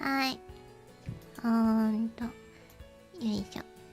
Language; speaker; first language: Japanese; native; Japanese